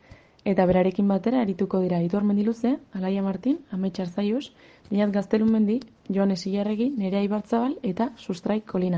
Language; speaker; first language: Basque; native; Basque